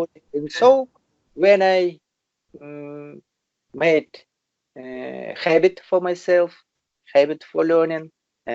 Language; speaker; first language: English; non-native, learner; Russian